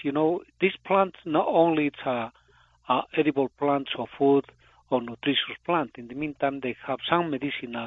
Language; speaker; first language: English; non-native, fluent; Spanish